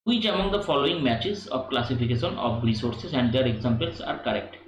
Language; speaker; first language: English; non-native, local second language; Bangla